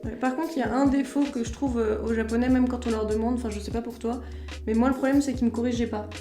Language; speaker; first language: French; native; French